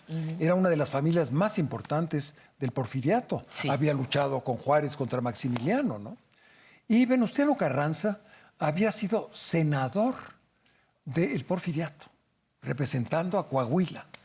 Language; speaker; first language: Spanish; native; Spanish